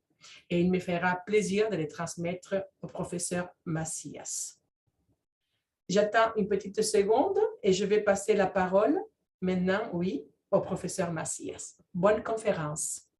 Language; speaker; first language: French; non-native, fluent; Spanish